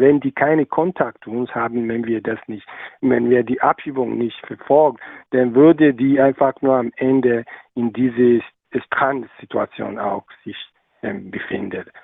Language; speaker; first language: German; non-native, learner; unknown